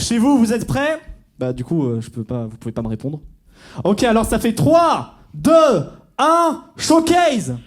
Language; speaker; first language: French; native; French